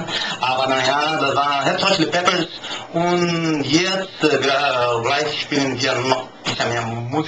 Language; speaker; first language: German; non-native, learner; Portuguese